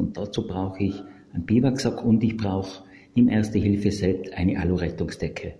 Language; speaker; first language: German; native; German